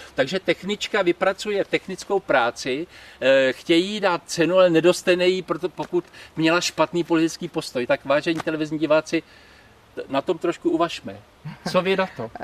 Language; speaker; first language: Czech; native; Czech